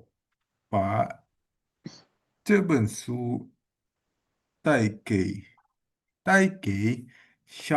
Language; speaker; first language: Chinese; non-native, learner; Indonesian